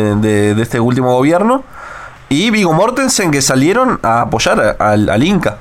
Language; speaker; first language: Spanish; native; Spanish